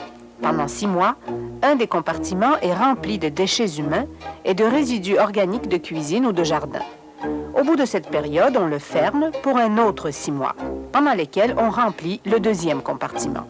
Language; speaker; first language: French; native; French